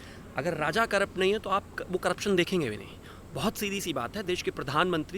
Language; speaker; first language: Hindi; native; Hindi